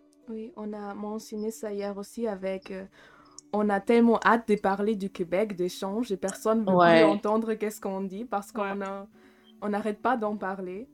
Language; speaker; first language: French; non-native, fluent; German